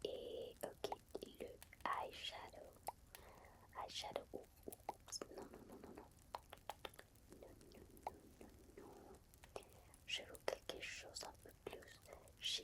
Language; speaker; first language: French; non-native, fluent; Spanish